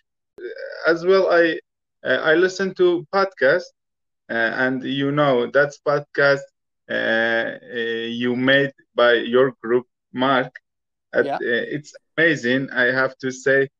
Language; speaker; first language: English; non-native, fluent; Persian